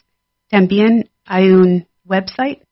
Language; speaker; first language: Spanish; non-native, learner; English